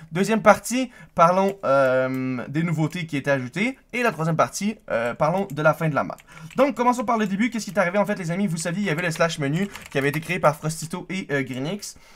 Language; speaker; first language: French; native; French